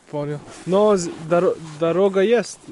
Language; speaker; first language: Russian; non-native, learner; French